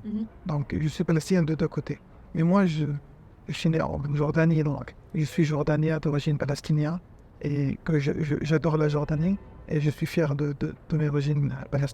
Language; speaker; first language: French; non-native, fluent; Arabic